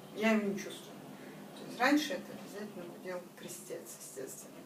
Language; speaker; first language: Russian; native; Russian